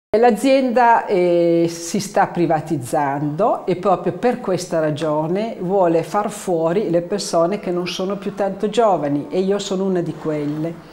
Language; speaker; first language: Italian; native; Italian